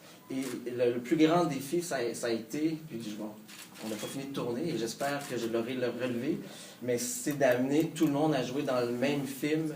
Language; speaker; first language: French; native; French